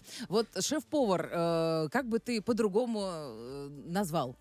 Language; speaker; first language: Russian; native; Russian